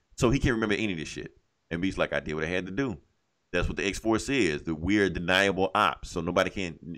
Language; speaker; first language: English; native; English